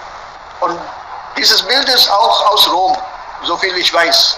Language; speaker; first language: German; non-native, fluent; Hindi